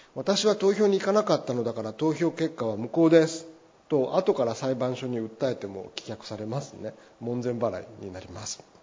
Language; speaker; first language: Japanese; native; Japanese